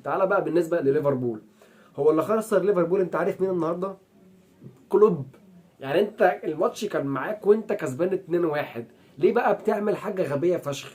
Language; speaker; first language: Arabic; native; Arabic